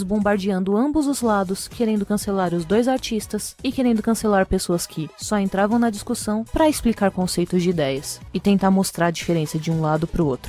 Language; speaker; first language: Portuguese; native; Portuguese